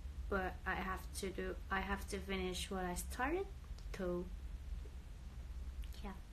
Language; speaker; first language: English; non-native, learner; Indonesian